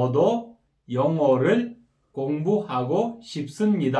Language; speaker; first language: Korean; non-native, fluent; Kyrgyz